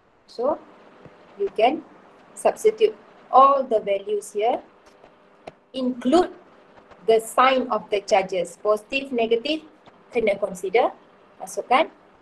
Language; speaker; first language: English; non-native, local second language; Malay